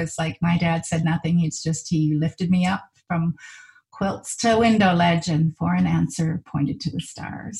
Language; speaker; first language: English; native; English